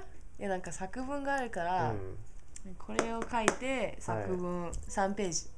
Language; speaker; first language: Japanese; non-native, learner; English